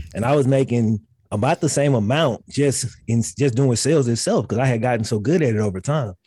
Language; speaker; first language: English; native; English